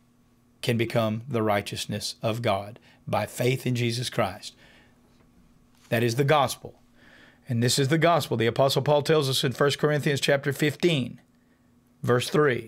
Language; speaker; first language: English; native; English